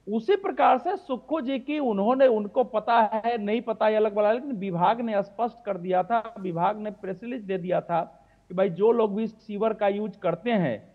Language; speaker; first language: Hindi; native; Hindi